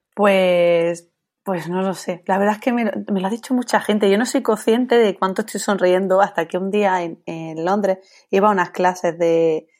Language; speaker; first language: Spanish; native; Spanish